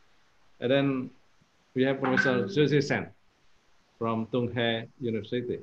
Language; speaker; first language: English; non-native, fluent; Indonesian